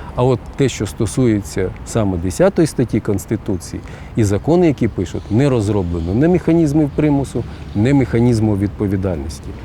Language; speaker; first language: Ukrainian; non-native, local second language; Russian